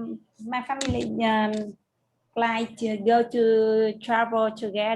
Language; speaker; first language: English; non-native, learner; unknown